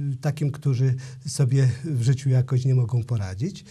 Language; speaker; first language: Polish; native; Polish